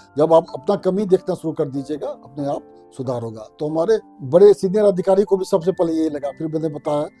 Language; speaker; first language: Hindi; non-native, local second language; Maithili